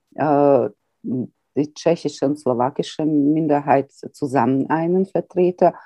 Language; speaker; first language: German; early bilingual, heritage; Croatian